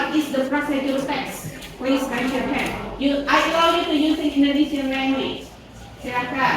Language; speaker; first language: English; non-native, fluent; Indonesian